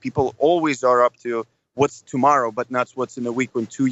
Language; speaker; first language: English; non-native, fluent; Russian